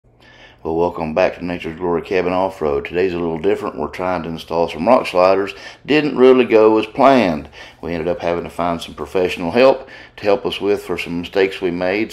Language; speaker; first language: English; native; English